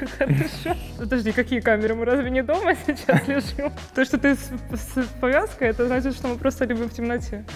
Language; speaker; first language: Russian; native; Russian